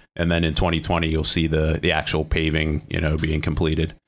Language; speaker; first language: English; native; English